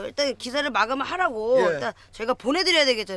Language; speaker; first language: Korean; native; Korean